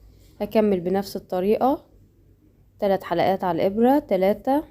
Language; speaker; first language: Arabic; native; Arabic